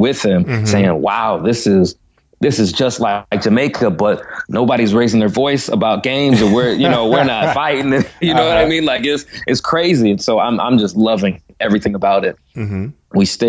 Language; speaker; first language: English; native; English